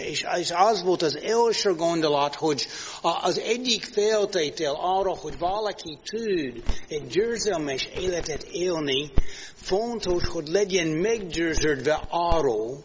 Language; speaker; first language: Hungarian; non-native, learner; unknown